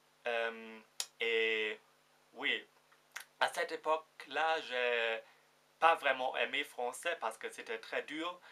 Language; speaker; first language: French; non-native, fluent; German